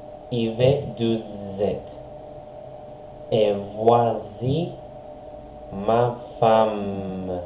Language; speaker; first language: French; non-native, learner; Spanish